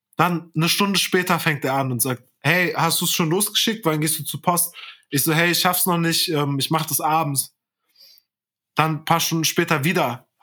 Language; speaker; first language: German; early bilingual, other home language; Turkish